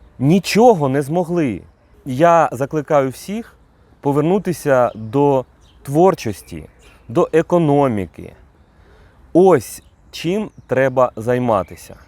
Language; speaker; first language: Ukrainian; native; Ukrainian